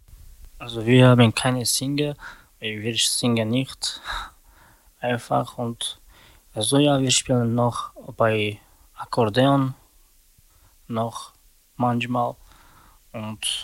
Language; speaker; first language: German; non-native, learner; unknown